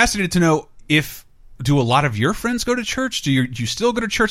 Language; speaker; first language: English; native; English